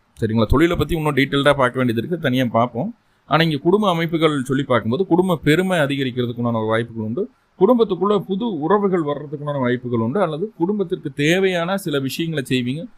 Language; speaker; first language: Tamil; native; Tamil